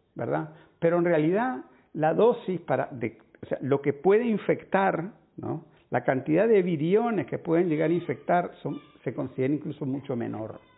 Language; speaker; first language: Spanish; native; Spanish